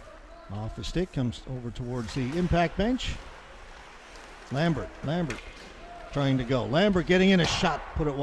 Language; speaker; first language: English; native; English